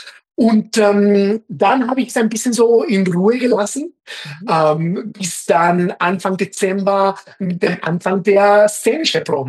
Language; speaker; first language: German; non-native, fluent; Spanish